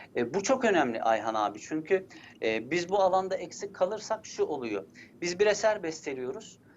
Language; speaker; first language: Turkish; early bilingual, heritage; Turkish